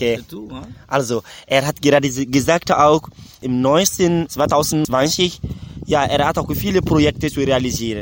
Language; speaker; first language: German; non-native, learner; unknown